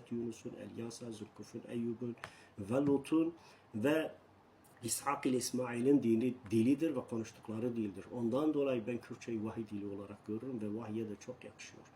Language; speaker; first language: Turkish; non-native, local second language; Kurdish